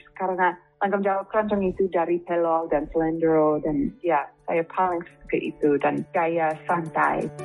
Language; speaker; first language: Indonesian; non-native, fluent; English